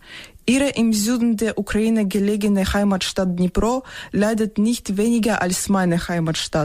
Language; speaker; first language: German; non-native, fluent; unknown